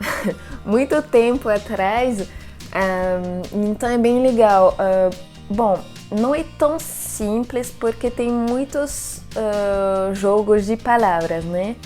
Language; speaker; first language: Portuguese; non-native, fluent; French